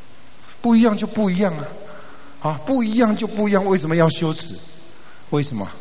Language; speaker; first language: Chinese; native; Chinese